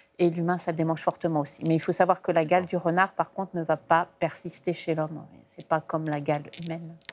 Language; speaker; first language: French; native; French